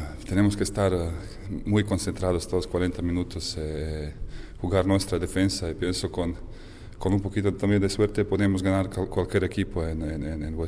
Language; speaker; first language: Spanish; non-native, fluent; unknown